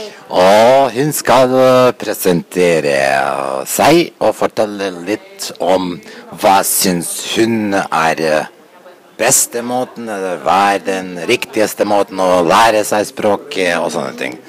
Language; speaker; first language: Norwegian; non-native, fluent; Serbian